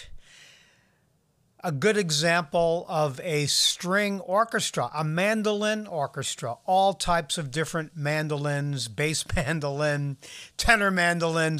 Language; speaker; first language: English; native; English